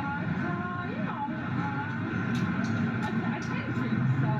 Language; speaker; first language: English; non-native, learner; Polish